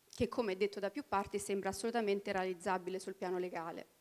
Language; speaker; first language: Italian; early bilingual, other home language; Albanian